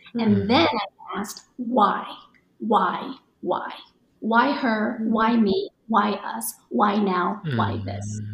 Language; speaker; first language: English; early bilingual, other home language; Japanese